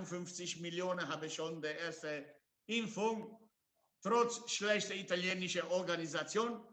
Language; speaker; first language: German; non-native, fluent; Italian